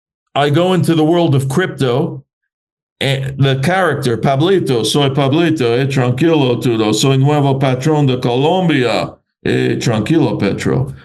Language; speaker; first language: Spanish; non-native, learner; English